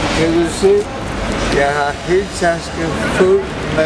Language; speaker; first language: Danish; non-native, fluent; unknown